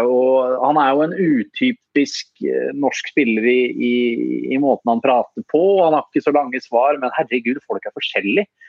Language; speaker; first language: Norwegian; native; Norwegian